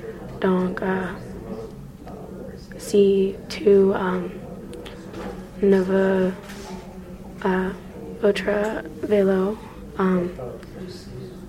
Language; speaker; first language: French; non-native, learner; English